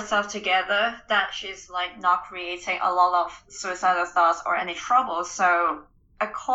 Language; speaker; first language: English; non-native, local second language; Cantonese